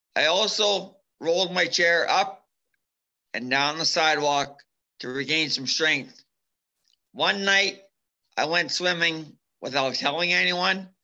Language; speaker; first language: English; native; English